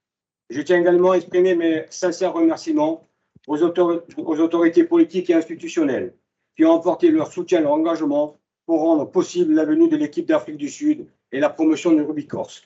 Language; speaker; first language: French; native; French